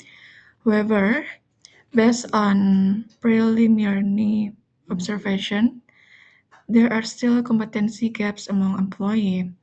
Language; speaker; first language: English; non-native, learner; Indonesian